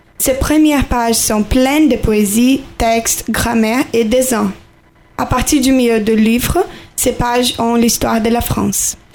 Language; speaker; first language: French; non-native, learner; Portuguese